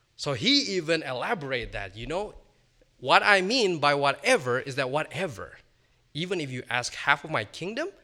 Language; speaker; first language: English; non-native, fluent; Indonesian